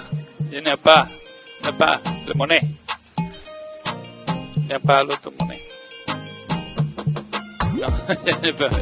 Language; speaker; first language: French; non-native, learner; Spanish